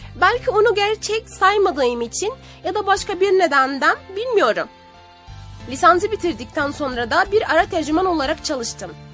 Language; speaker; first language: Turkish; non-native, fluent; Arabic